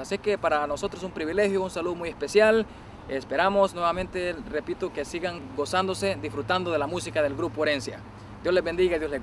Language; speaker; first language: Spanish; native; Spanish